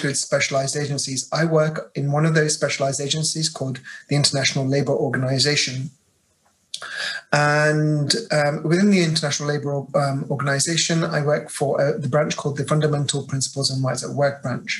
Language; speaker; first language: English; native; English